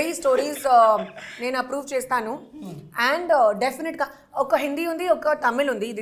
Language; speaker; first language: Telugu; non-native, learner; Hindi